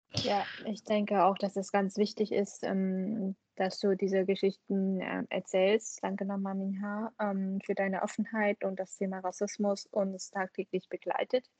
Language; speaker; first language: German; early bilingual, other home language; Vietnamese